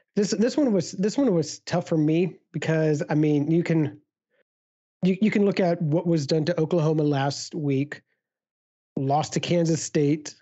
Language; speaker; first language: English; native; English